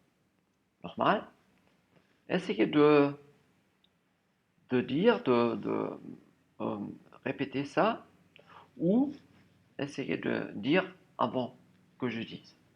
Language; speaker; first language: French; non-native, fluent; German